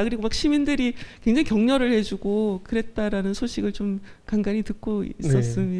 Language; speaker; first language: Korean; native; Korean